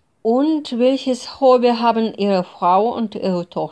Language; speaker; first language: German; non-native, fluent; Russian